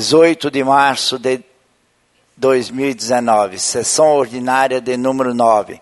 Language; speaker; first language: Portuguese; native; Portuguese